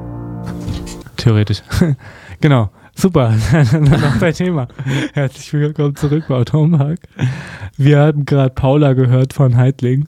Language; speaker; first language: German; native; German